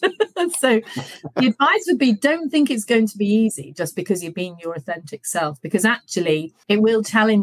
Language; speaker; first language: English; native; English